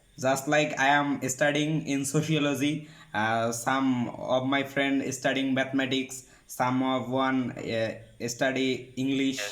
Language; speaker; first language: English; non-native, learner; Bangla